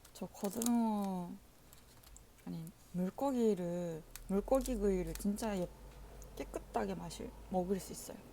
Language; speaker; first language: Korean; non-native, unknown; Japanese